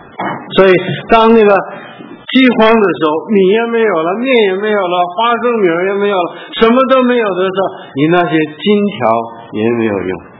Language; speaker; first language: Chinese; early bilingual, heritage; Chinese